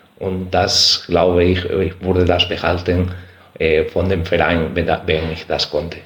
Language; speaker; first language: German; non-native, fluent; Spanish